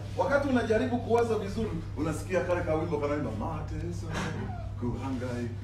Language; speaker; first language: Swahili; non-native, local second language; Sukuma